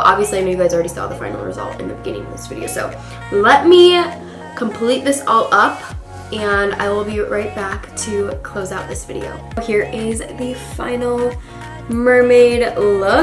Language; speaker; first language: English; native; English